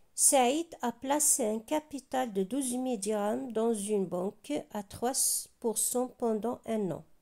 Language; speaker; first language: French; non-native, local second language; Arabic